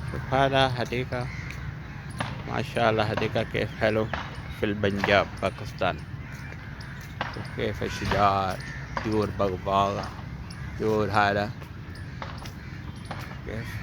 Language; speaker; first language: Arabic; non-native, learner; Urdu